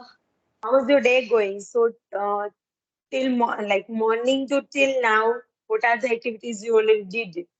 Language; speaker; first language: English; non-native, learner; Gujarati